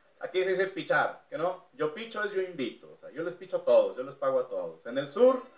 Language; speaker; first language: Spanish; native; Spanish